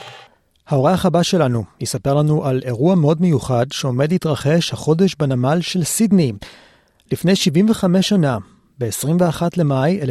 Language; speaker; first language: Hebrew; native; Hebrew